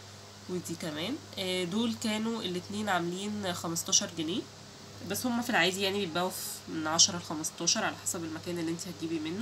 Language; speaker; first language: Arabic; native; Arabic